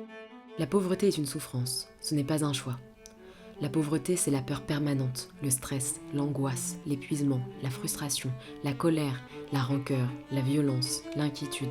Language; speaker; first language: French; native; French